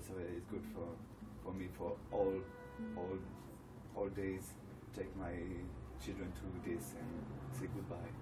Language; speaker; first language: English; non-native, learner; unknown